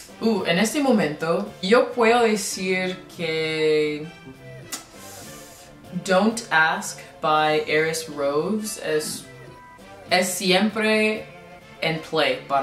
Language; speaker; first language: Spanish; non-native, learner; English